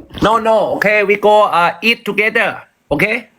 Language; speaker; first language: English; non-native, learner; Thai